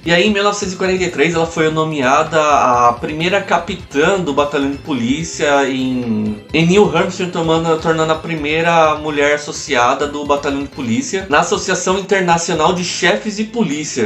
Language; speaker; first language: Portuguese; native; Portuguese